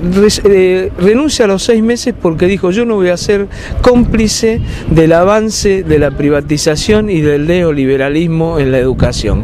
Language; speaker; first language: Spanish; native; Spanish